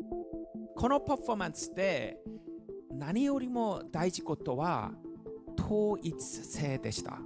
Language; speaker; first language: Japanese; non-native, learner; Korean